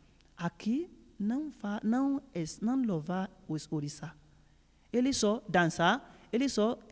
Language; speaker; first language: Portuguese; non-native, learner; Yoruba